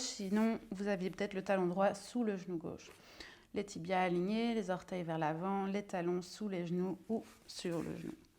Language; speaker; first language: French; native; French